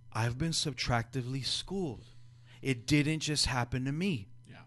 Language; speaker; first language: English; early bilingual, other home language; Spanish